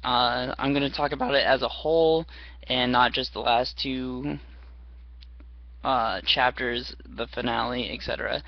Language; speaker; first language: English; native; English